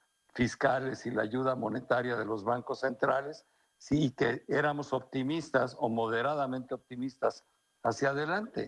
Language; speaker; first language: Spanish; native; Spanish